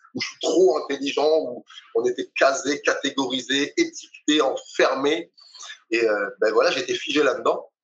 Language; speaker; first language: French; native; French